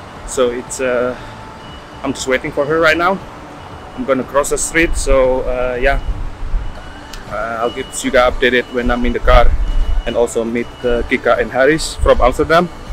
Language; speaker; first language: English; non-native, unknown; Indonesian